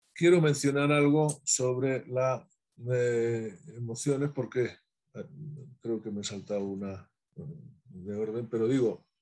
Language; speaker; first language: Spanish; native; Spanish